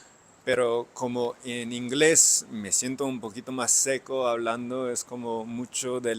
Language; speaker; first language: Spanish; non-native, fluent; English